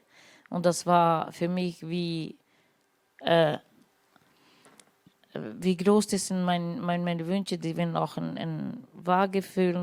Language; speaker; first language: German; non-native, learner; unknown